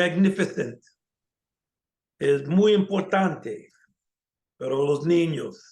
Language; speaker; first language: Spanish; non-native, learner; English